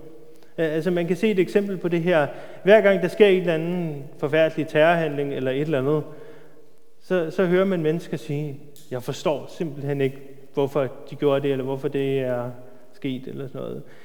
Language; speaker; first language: Danish; native; Danish